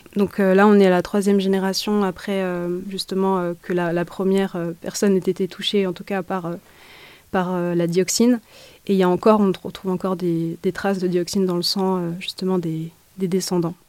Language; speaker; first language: French; native; French